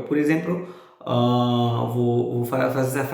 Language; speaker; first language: Portuguese; non-native, fluent; Haitian Creole